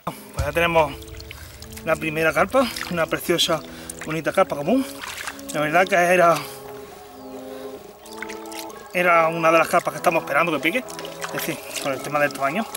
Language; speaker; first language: Spanish; native; Spanish